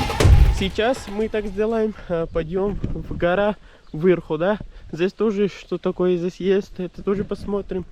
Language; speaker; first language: Russian; non-native, learner; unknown